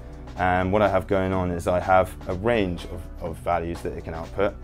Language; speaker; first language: English; native; English